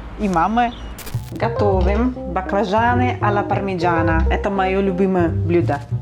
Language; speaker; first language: Russian; non-native, fluent; Italian